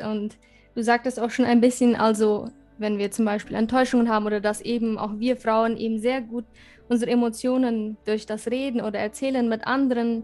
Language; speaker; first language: German; early bilingual, heritage; German